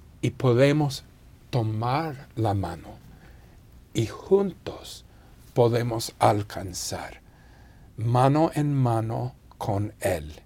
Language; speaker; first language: Spanish; non-native, fluent; English